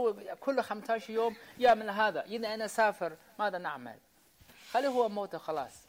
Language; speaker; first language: Arabic; non-native, learner; Chinese